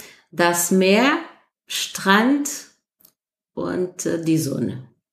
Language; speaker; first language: German; non-native, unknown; Portuguese